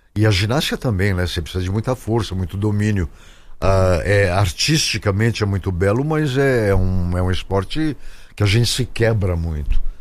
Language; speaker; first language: Portuguese; native; Portuguese